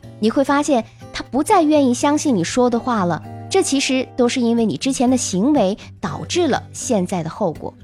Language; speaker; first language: Chinese; native; Chinese